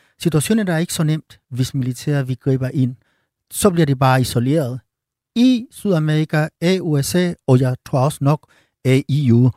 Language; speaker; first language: Danish; non-native, fluent; Spanish